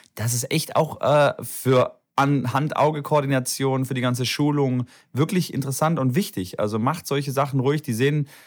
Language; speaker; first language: German; native; German